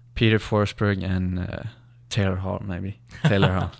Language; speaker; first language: English; non-native, learner; Swedish